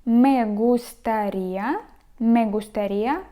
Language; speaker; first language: Spanish; non-native, fluent; Ukrainian